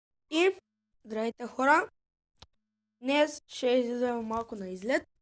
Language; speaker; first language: Bulgarian; native; Bulgarian